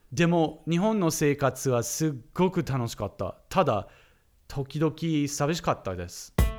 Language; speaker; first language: Japanese; non-native, fluent; English